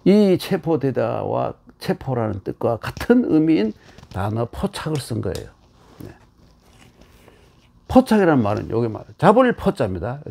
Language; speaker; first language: Korean; native; Korean